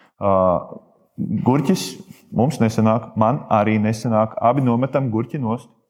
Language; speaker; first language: Latvian; native; Latvian